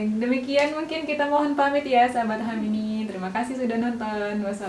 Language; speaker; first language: Indonesian; native; Indonesian